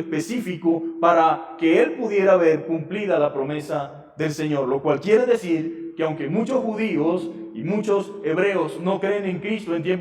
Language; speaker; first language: Spanish; native; Spanish